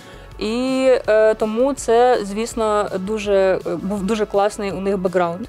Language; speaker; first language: Ukrainian; native; Ukrainian